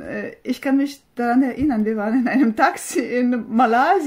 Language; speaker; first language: German; non-native, fluent; Russian